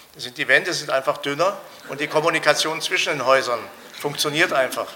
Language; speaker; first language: German; native; German